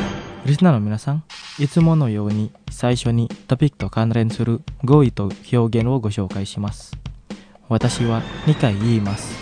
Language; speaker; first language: Japanese; non-native, fluent; Indonesian